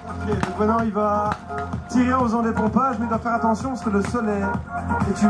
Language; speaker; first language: French; native; French